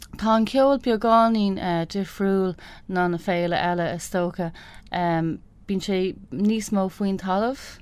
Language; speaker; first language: Irish; non-native, local second language; English